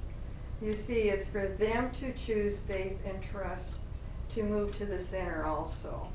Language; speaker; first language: English; native; English